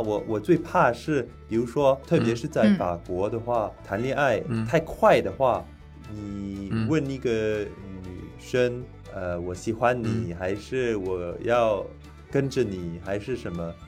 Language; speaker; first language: Chinese; non-native, learner; French